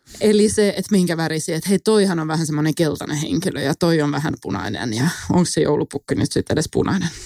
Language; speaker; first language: Finnish; non-native, local second language; Swedish